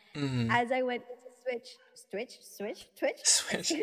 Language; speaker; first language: English; non-native, local second language; Filipino